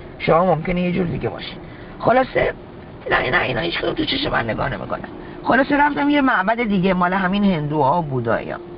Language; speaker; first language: Persian; early bilingual, heritage; Persian